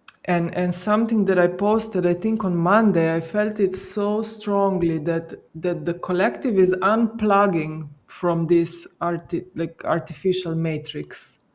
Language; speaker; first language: English; non-native, fluent; Slovenian